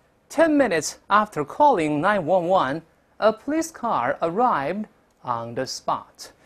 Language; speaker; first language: English; non-native, fluent; Chinese